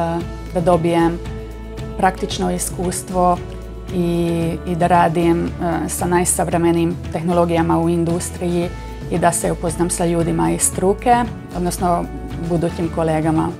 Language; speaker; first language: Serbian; non-native, local second language; Hungarian